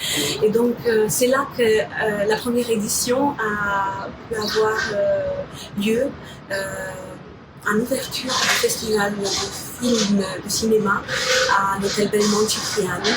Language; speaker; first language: French; non-native, fluent; Romanian